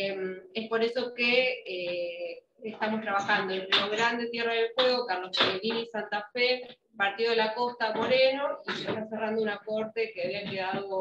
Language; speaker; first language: Spanish; native; Spanish